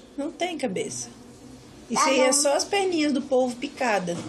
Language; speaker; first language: Portuguese; native; Portuguese